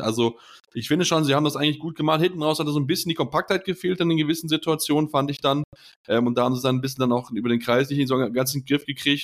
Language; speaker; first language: German; native; German